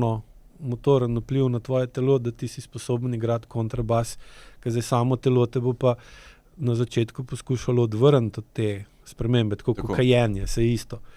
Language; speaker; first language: Slovenian; native; Slovenian